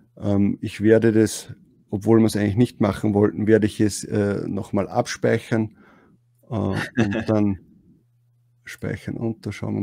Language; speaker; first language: German; native; German